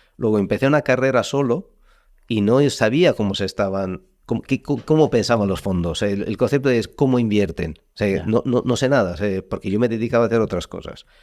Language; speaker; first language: Spanish; non-native, fluent; Italian